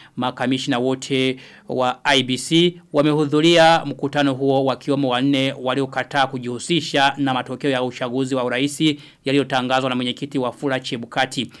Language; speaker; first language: Swahili; non-native, local second language; Rundi